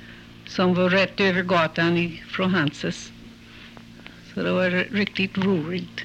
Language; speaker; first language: Swedish; early bilingual, heritage; English